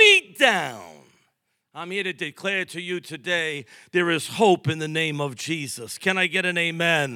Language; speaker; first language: English; native; English